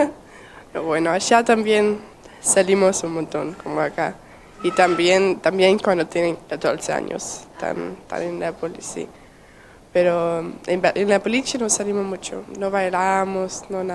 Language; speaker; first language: Spanish; non-native, learner; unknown